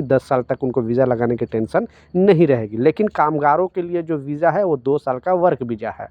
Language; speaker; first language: Hindi; native; Hindi